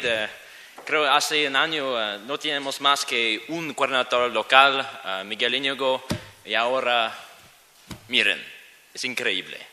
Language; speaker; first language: Spanish; non-native, learner; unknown